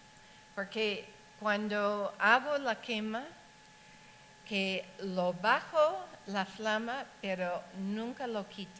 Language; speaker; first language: Spanish; non-native, fluent; English